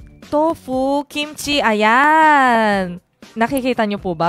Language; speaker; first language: Korean; native; Korean